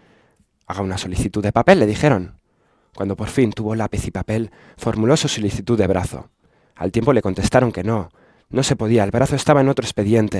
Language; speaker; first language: Spanish; native; Spanish